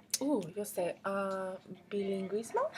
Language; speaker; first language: Spanish; non-native, learner; English